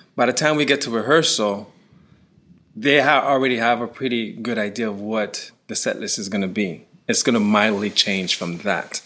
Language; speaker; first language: English; native; English